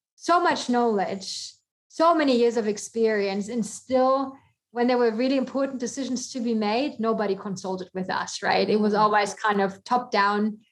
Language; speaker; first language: English; non-native, fluent; German